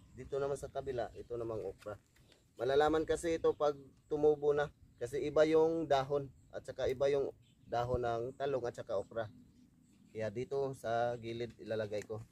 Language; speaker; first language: Filipino; non-native, local second language; Cebuano